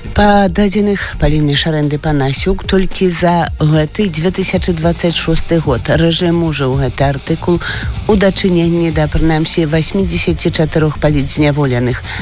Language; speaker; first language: Belarusian; native; Belarusian